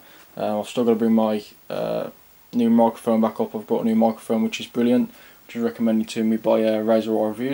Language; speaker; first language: English; native; English